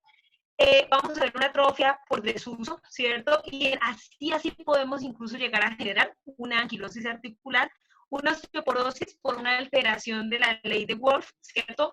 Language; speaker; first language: Spanish; native; Spanish